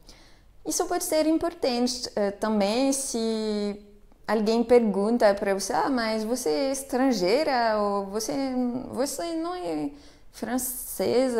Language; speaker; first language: Portuguese; non-native, fluent; French